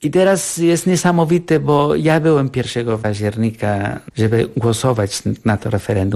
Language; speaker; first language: Polish; non-native, fluent; Catalan